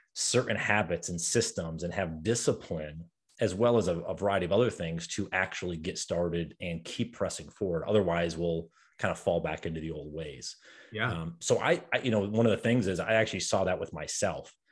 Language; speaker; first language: English; native; English